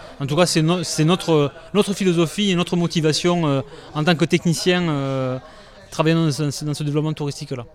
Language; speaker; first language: French; native; French